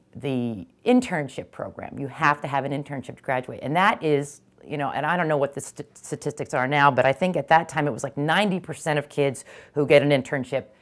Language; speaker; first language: English; native; English